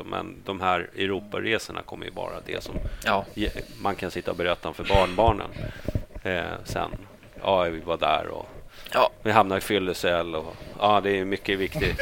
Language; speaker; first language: Swedish; native; Swedish